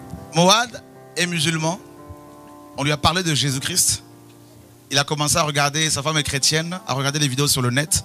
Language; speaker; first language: French; non-native, local second language; Lingala